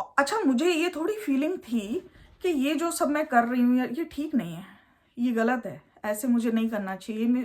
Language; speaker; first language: Hindi; native; Hindi